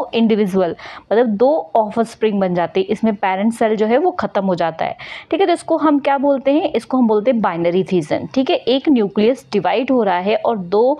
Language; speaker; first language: Hindi; native; Hindi